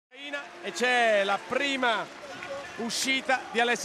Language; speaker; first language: Italian; native; Italian